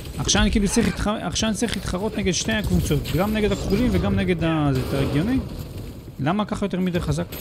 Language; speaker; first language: Hebrew; native; Hebrew